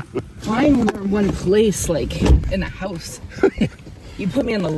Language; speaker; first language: English; native; English